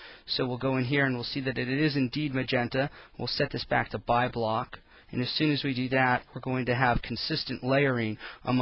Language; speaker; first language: English; native; English